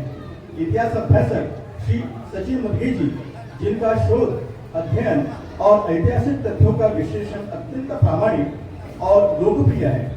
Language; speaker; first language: Hindi; non-native, local second language; Marathi